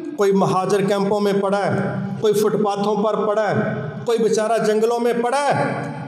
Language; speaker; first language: Urdu; non-native, local second language; Punjabi